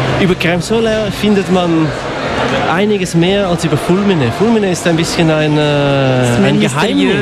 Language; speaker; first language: German; native; German